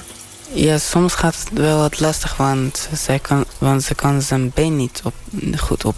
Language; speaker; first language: Dutch; non-native, local second language; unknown